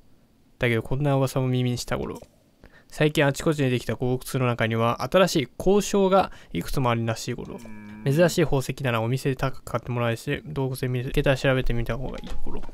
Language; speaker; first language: Japanese; native; Japanese